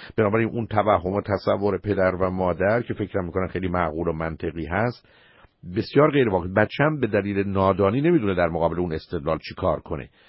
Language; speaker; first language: Persian; native; Persian